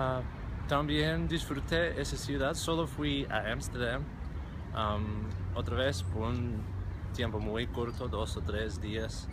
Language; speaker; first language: Spanish; non-native, fluent; English